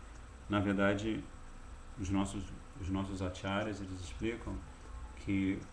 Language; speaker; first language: Portuguese; native; Portuguese